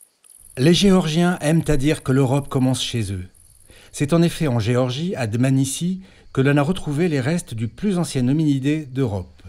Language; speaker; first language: French; native; French